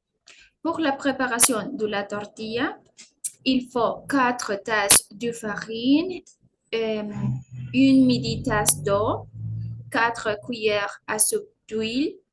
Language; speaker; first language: French; non-native, learner; Spanish